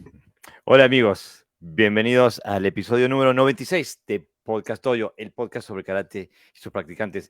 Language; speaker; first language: Spanish; native; Spanish